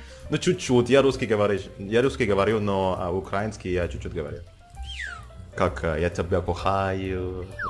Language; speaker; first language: Russian; non-native, learner; Indonesian